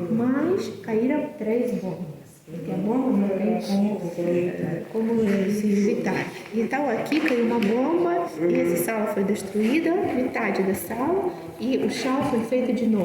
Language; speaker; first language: Portuguese; non-native, fluent; Russian